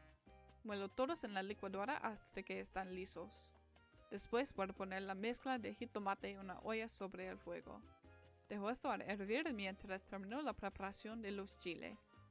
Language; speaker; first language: Spanish; non-native, learner; English